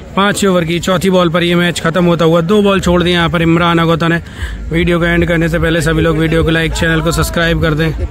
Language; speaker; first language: Hindi; native; Hindi